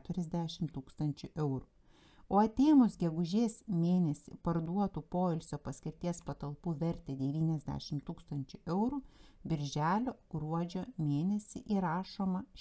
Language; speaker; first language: Lithuanian; native; Lithuanian